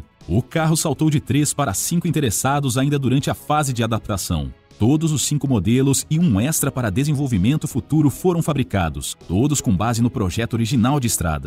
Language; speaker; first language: Portuguese; native; Portuguese